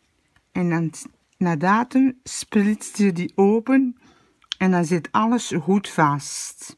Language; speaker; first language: Dutch; native; Dutch